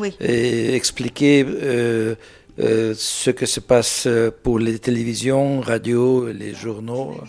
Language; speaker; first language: French; non-native, learner; Russian